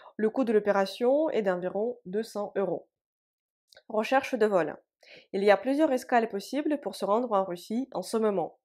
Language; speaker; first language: French; non-native, fluent; Russian